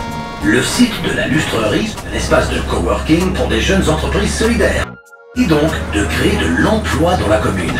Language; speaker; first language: French; native; French